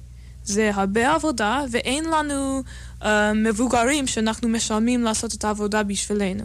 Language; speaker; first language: Hebrew; non-native, fluent; English